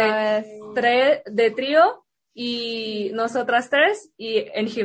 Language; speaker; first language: Spanish; non-native, fluent; Indonesian